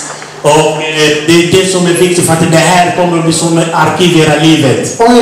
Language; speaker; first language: Swedish; non-native, learner; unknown